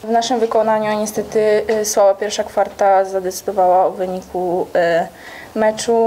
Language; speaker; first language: Polish; native; Polish